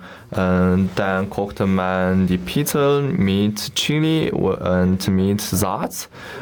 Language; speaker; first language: German; non-native, learner; Chinese